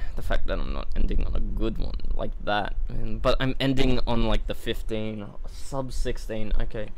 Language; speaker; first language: English; native; English